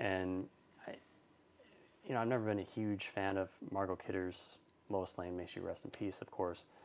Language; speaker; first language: English; native; English